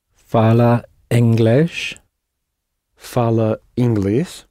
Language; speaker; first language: Portuguese; non-native, learner; English